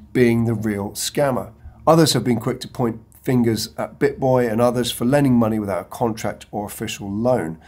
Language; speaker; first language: English; native; English